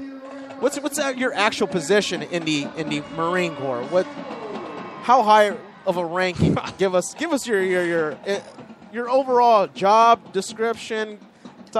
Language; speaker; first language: English; native; English